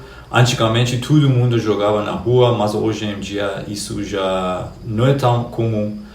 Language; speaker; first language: Portuguese; non-native, fluent; Persian